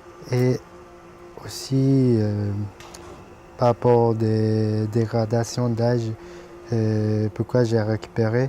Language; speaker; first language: French; non-native, fluent; Japanese